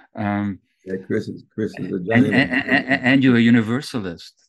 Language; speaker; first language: English; early bilingual, other home language; Hungarian